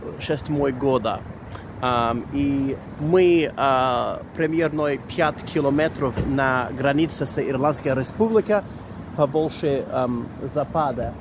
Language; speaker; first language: Russian; non-native, learner; English